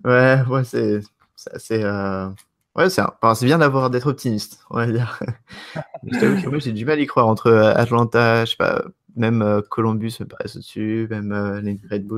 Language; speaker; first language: French; native; French